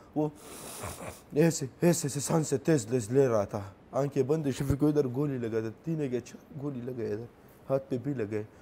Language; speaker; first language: Urdu; non-native, local second language; Pashto